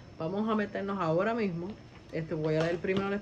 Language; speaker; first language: Spanish; early bilingual, heritage; Spanish